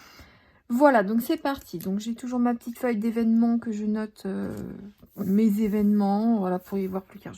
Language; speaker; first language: French; native; French